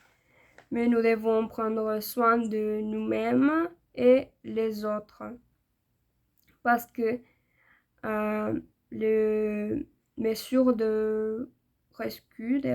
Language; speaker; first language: French; non-native, learner; Spanish